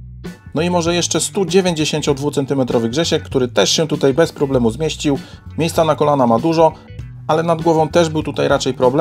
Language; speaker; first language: Polish; native; Polish